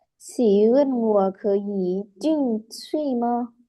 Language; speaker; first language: Chinese; non-native, learner; Lao